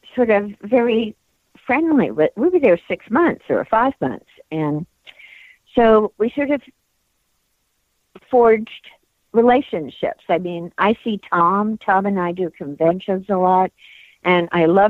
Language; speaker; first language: English; native; English